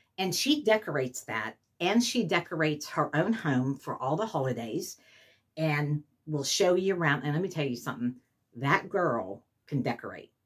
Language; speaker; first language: English; native; English